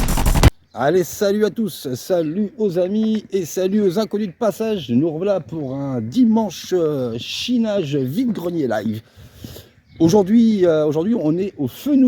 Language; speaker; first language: French; native; French